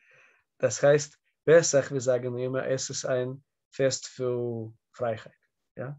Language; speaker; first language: German; non-native, learner; Russian